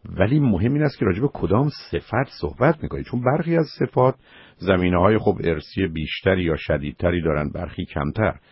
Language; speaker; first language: Persian; native; Persian